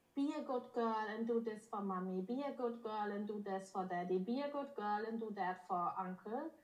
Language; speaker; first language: English; early bilingual, other home language; Polish